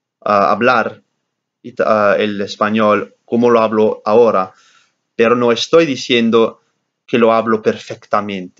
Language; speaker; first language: Spanish; non-native, learner; English